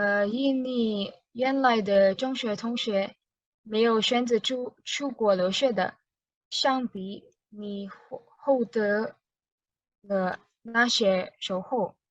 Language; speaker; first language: Chinese; non-native, learner; Indonesian